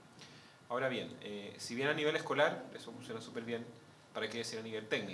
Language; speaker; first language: Spanish; native; Spanish